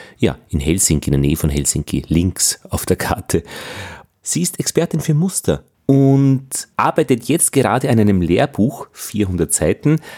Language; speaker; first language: German; native; German